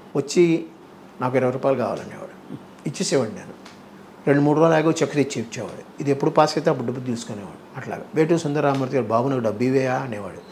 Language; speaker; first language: Telugu; native; Telugu